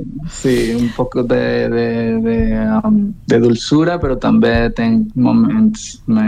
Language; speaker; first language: Catalan; non-native, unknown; Spanish